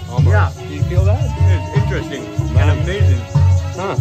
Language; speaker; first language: English; native; English